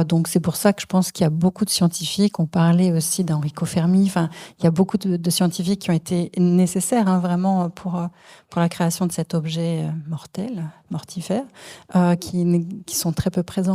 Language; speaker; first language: French; native; French